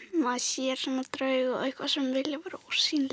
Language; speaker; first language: Icelandic; native; Icelandic